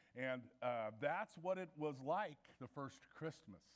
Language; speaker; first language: English; native; English